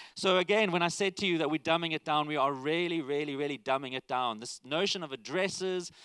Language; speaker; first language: English; native; English